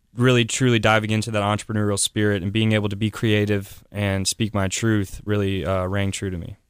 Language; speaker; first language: English; native; English